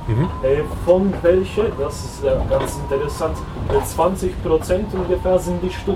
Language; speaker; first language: German; non-native, fluent; Polish